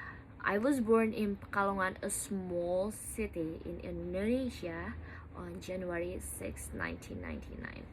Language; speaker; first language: English; non-native, learner; Indonesian